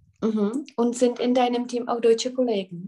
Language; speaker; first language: German; non-native, fluent; Czech